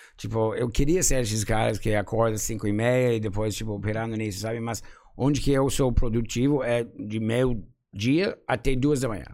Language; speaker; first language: Portuguese; non-native, fluent; English